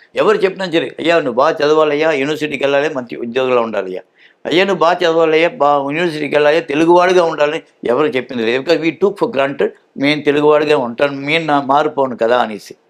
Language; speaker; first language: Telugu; early bilingual, heritage; Telugu